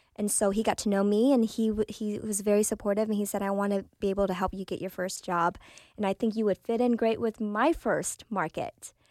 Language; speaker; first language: English; early bilingual, other home language; Vietnamese